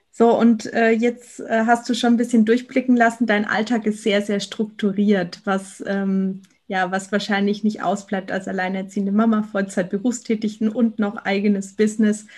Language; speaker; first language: German; native; German